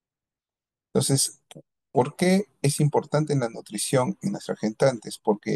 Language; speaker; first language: Spanish; native; Spanish